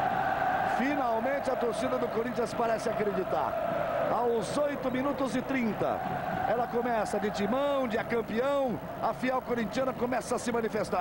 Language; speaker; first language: Portuguese; native; Portuguese